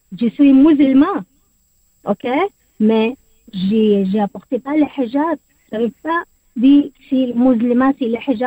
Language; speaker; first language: French; non-native, learner; Arabic